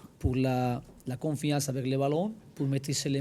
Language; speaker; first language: French; non-native, learner; Spanish